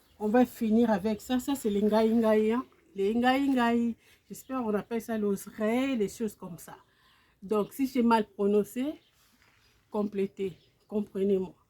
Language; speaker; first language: French; non-native, local second language; Lingala